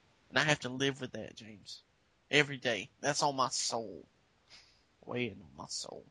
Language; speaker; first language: English; native; English